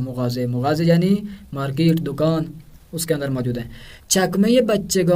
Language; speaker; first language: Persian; non-native, fluent; Urdu